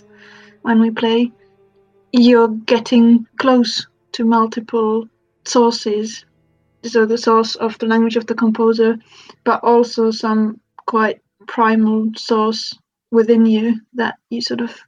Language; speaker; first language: English; non-native, fluent; Finnish